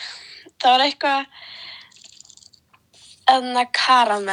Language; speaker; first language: Icelandic; early bilingual, other home language; Polish